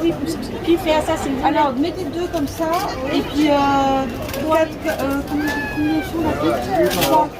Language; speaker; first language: French; non-native, learner; Thai